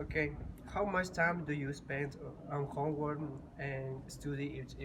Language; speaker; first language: English; non-native, learner; Spanish